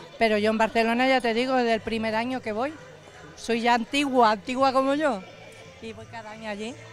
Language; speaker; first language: Spanish; native; Spanish